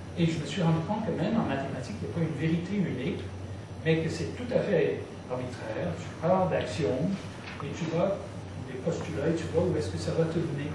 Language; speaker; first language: French; non-native, local second language; English